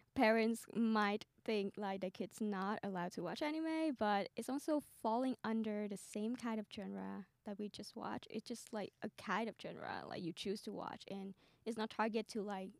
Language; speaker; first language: English; non-native, fluent; Vietnamese